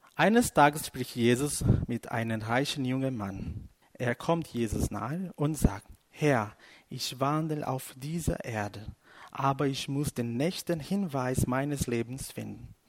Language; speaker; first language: German; non-native, fluent; Portuguese